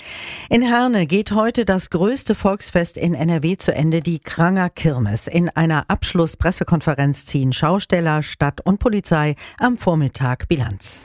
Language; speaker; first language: German; native; German